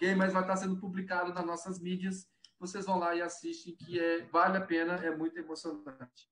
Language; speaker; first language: Portuguese; native; Portuguese